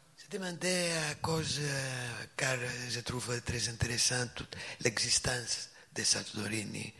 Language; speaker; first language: French; non-native, fluent; Greek